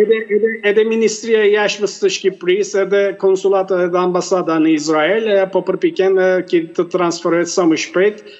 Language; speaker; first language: Albanian; early bilingual, heritage; Albanian